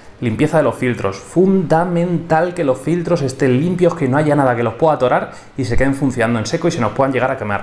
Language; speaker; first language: Spanish; native; Spanish